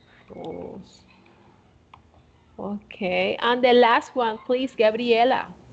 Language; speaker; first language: English; non-native, fluent; Spanish